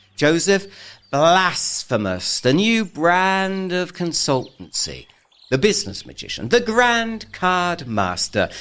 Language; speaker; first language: English; native; English